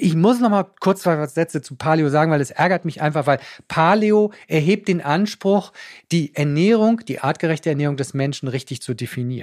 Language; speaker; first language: German; native; German